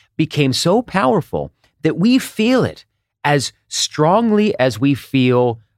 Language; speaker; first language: English; early bilingual, other home language; Hebrew